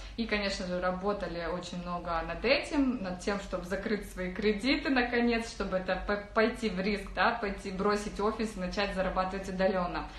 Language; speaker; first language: Russian; native; Russian